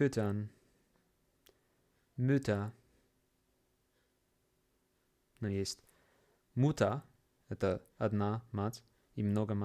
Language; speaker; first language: Russian; non-native, fluent; English